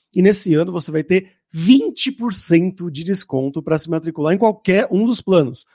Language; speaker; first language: Portuguese; native; Portuguese